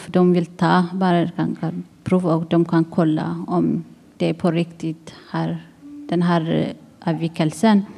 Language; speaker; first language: Swedish; non-native, learner; Tigrinya